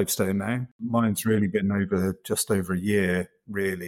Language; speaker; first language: English; native; English